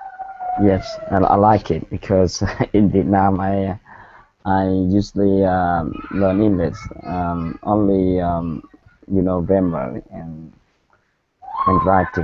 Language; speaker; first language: English; non-native, learner; Vietnamese